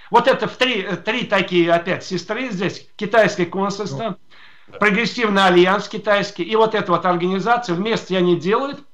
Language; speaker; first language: Russian; native; Russian